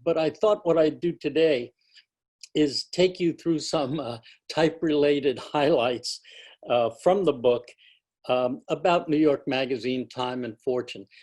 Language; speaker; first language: English; native; English